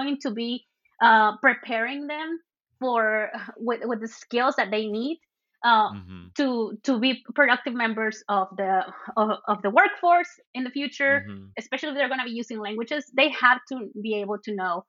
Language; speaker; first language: English; early bilingual, other home language; Spanish